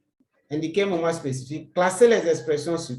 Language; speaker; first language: French; non-native, fluent; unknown